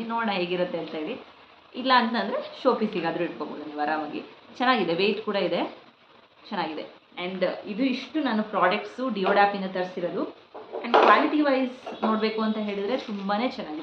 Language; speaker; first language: Kannada; native; Kannada